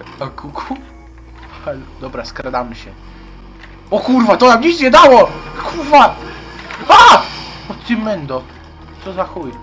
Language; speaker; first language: Polish; native; Polish